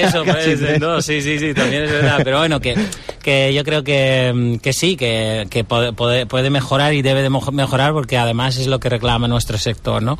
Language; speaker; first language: Spanish; non-native, fluent; Dutch